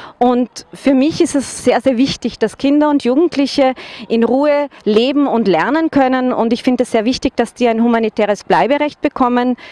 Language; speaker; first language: German; native; German